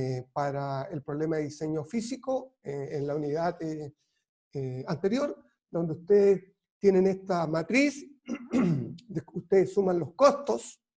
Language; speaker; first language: Spanish; native; Spanish